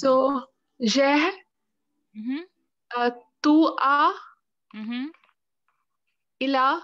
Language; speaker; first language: French; non-native, learner; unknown